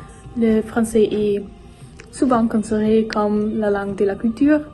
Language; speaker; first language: French; non-native, learner; German